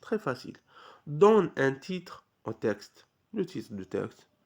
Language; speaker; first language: French; non-native, local second language; Arabic